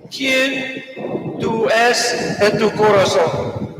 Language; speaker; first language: Spanish; non-native, learner; English